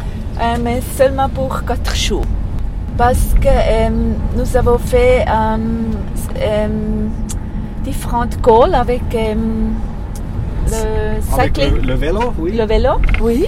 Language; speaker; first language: French; non-native, learner; English